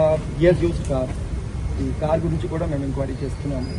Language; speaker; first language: Telugu; non-native, local second language; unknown